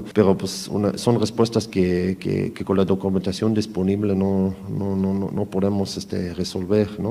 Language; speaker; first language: Spanish; native; Spanish